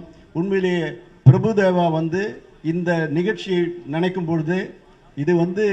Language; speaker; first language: Tamil; native; Tamil